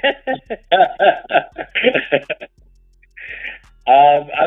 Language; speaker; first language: English; native; English